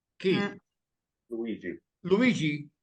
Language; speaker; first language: Italian; non-native, fluent; Maltese